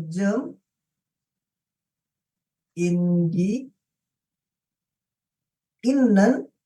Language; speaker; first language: Korean; non-native, learner; Indonesian